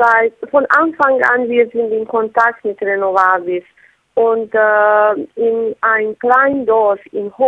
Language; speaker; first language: German; non-native, fluent; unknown